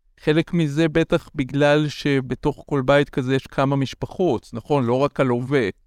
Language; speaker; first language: Hebrew; native; Hebrew